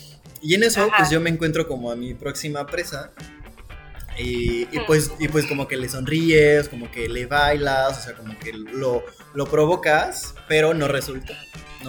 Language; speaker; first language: Spanish; native; Spanish